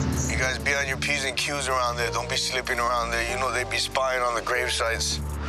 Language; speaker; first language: English; early bilingual, other home language; Spanish